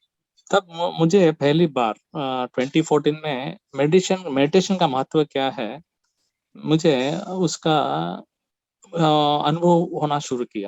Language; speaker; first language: Hindi; non-native, local second language; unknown